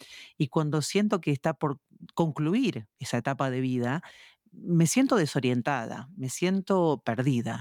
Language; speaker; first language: Spanish; native; Spanish